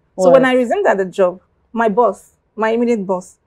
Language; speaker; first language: English; non-native, local second language; Igbo